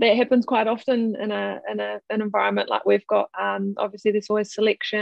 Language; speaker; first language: English; native; English